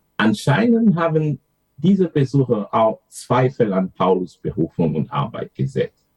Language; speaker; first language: German; non-native, fluent; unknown